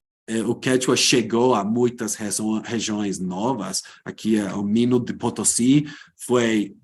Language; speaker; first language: Portuguese; non-native, fluent; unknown